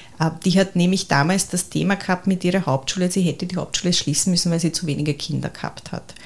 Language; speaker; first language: German; early bilingual, heritage; German